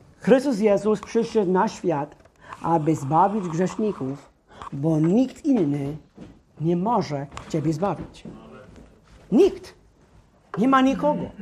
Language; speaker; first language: Polish; non-native, fluent; English